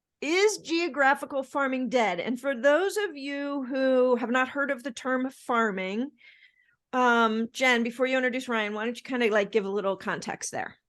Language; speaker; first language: English; native; English